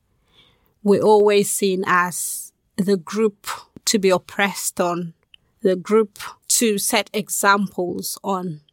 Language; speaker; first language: English; non-native, local second language; Krio